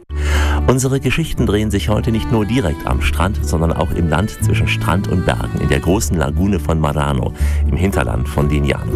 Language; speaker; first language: German; native; German